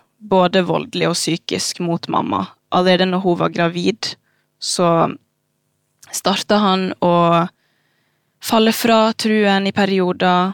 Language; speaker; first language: Norwegian; early bilingual, other home language; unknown